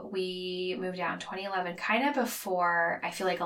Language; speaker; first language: English; native; English